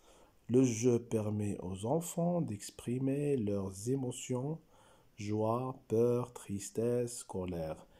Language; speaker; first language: French; non-native, local second language; Arabic